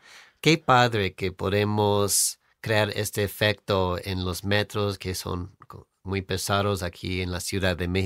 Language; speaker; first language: Spanish; non-native, fluent; English